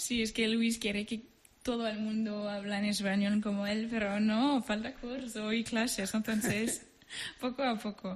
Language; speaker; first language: Spanish; non-native, learner; French